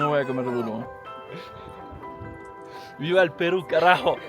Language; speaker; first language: Spanish; non-native, learner; French